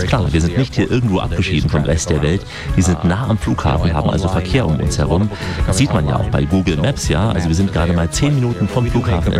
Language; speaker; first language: German; native; German